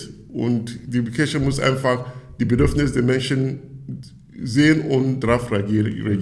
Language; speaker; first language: German; non-native, fluent; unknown